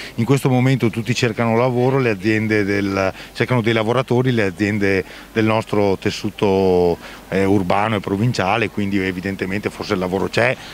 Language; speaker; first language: Italian; native; Italian